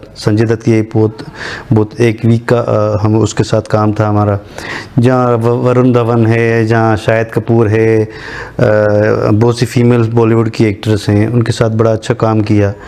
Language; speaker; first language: Urdu; non-native, local second language; Sindhi